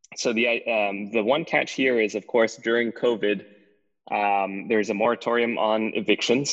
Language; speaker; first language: English; native; English